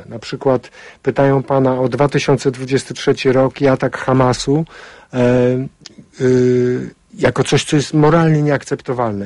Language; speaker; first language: Polish; native; Polish